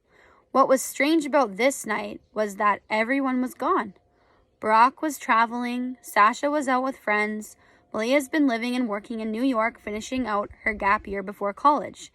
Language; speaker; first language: English; native; English